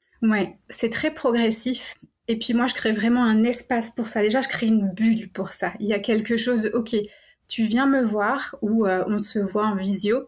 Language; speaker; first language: French; native; French